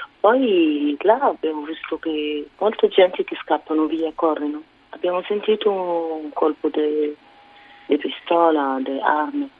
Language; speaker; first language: Italian; non-native, fluent; Arabic